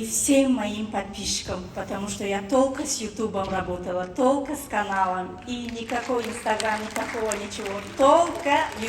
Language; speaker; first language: Russian; non-native, fluent; Tajik